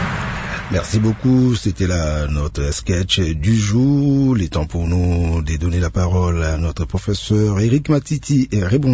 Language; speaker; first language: French; non-native, local second language; Lingala